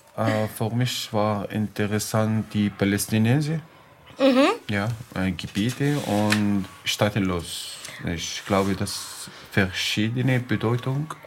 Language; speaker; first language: German; non-native, learner; Arabic